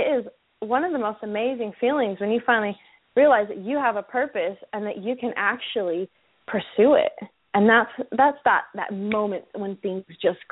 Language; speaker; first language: English; native; English